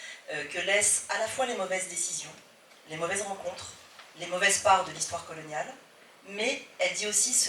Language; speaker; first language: French; native; French